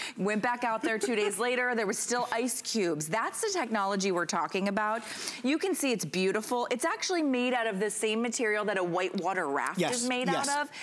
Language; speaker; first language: English; native; English